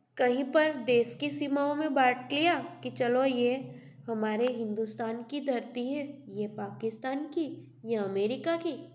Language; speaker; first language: Hindi; non-native, local second language; Gujarati